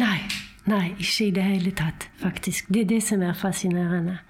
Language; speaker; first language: Norwegian; non-native, fluent; French